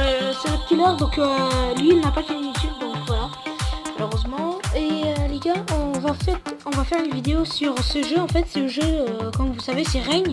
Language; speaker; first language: French; native; French